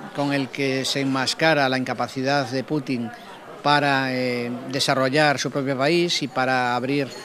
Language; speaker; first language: Spanish; native; Spanish